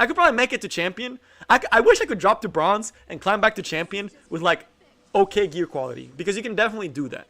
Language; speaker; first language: English; native; English